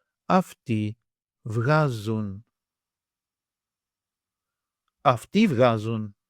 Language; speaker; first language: Greek; native; Greek